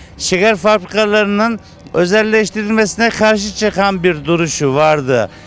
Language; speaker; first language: Turkish; native; Turkish